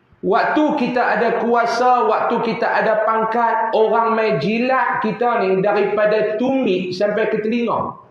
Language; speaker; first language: Malay; native; Malay